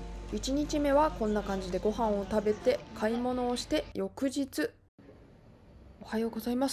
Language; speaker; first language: Japanese; native; Japanese